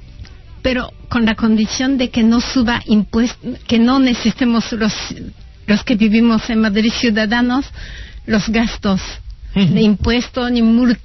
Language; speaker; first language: Spanish; non-native, fluent; Japanese